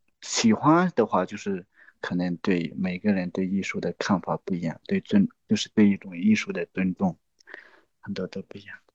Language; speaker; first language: Chinese; non-native, local second language; Tibetan